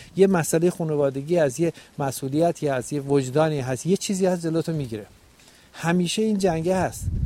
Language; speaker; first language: Persian; native; Persian